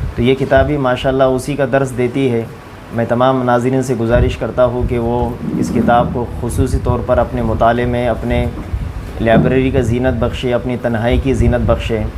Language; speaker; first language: Urdu; native; Urdu